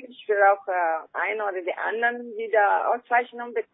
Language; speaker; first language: German; non-native, fluent; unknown